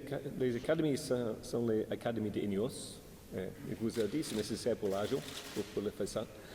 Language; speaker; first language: French; non-native, learner; English